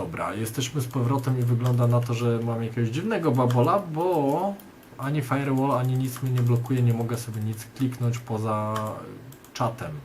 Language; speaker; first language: Polish; native; Polish